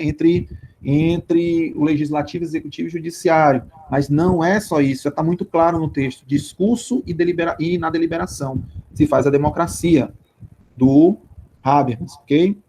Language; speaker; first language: Portuguese; native; Portuguese